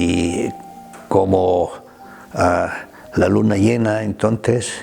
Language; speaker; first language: Spanish; non-native, fluent; German